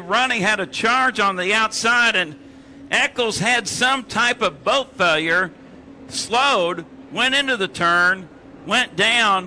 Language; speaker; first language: English; native; English